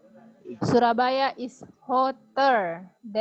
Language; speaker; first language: English; non-native, fluent; Indonesian